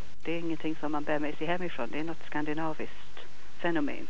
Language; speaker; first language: Swedish; non-native, fluent; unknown